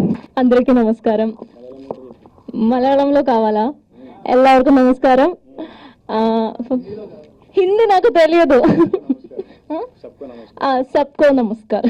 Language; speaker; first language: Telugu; non-native, learner; Malayalam